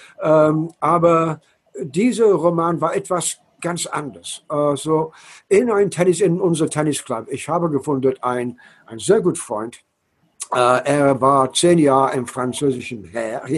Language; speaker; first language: German; non-native, learner; English